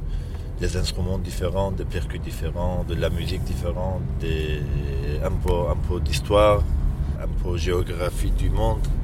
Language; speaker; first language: French; non-native, fluent; Kurdish